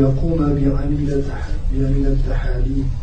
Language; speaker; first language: Arabic; non-native, learner; French